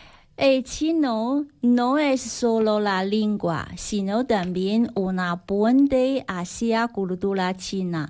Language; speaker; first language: Spanish; non-native, learner; Chinese